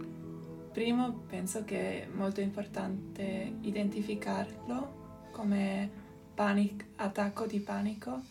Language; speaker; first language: Italian; non-native, local second language; German